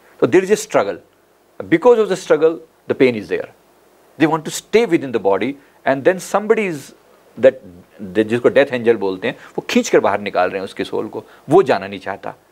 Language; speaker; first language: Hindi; native; Hindi